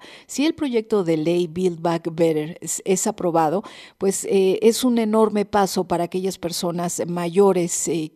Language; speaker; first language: Spanish; native; Spanish